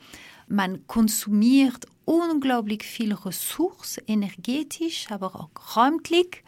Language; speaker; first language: German; non-native, fluent; Dutch